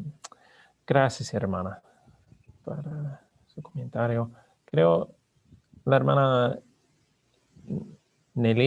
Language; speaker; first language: Spanish; non-native, learner; English